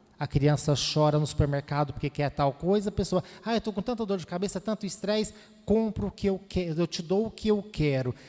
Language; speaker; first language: Portuguese; native; Portuguese